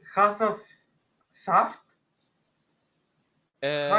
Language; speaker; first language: German; non-native, learner; Spanish